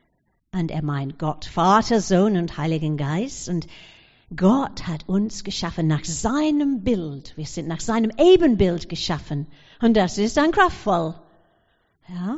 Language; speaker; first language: German; non-native, fluent; English